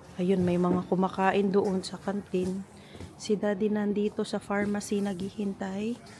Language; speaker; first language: Filipino; non-native, local second language; Pampanga